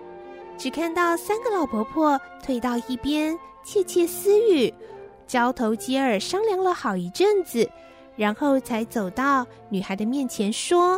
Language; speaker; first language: Chinese; native; Chinese